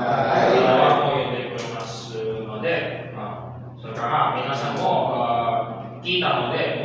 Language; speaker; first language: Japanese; non-native, fluent; Indonesian